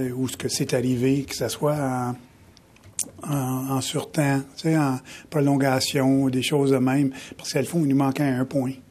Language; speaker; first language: French; native; French